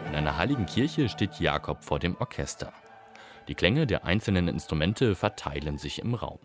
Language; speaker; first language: German; native; German